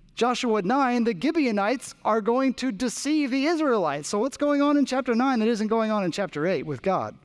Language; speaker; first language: English; native; English